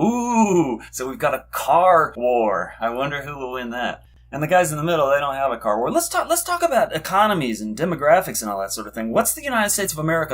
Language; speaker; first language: English; native; English